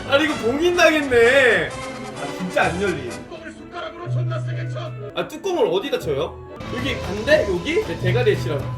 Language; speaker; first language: Korean; native; Korean